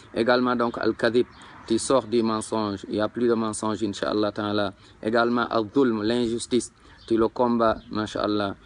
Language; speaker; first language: French; non-native, local second language; Wolof